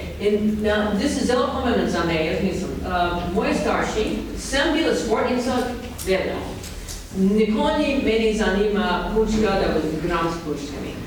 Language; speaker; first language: Slovenian; non-native, learner; English